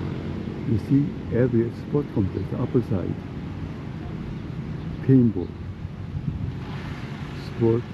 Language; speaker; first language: English; non-native, learner; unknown